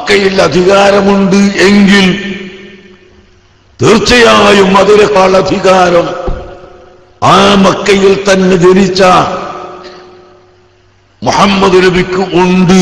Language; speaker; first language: Malayalam; native; Malayalam